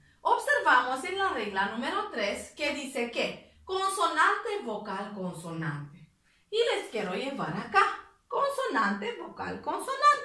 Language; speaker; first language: Spanish; native; Spanish